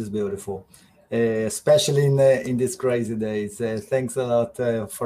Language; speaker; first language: English; non-native, fluent; Portuguese